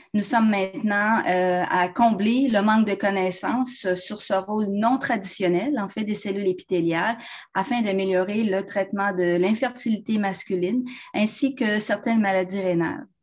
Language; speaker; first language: French; native; French